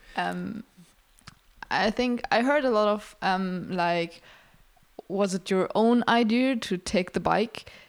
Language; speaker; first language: English; non-native, fluent; German